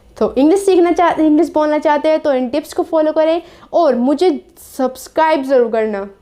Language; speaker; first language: Hindi; native; Hindi